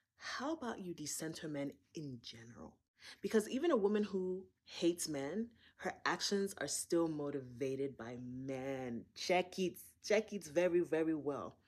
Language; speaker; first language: English; native; English